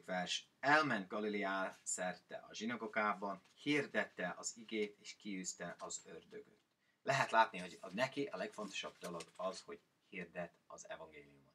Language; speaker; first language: Hungarian; non-native, learner; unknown